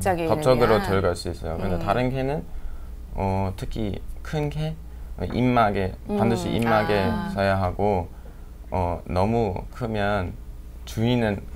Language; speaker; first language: Korean; non-native, fluent; English